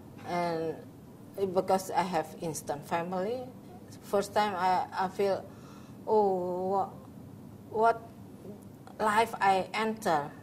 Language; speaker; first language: English; non-native, learner; Indonesian